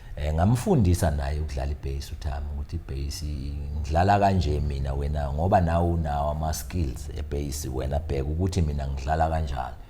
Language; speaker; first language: Zulu; native; Zulu